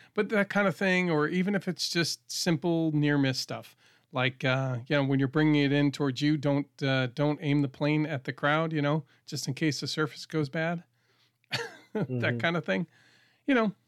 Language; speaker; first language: English; native; English